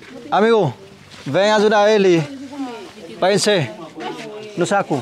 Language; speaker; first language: Portuguese; non-native, learner; Vietnamese